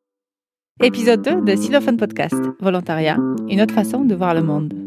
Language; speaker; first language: French; native; French